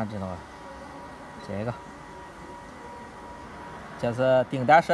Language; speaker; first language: Chinese; native; Chinese